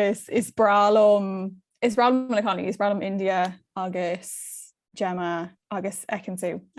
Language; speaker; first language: Irish; non-native, local second language; English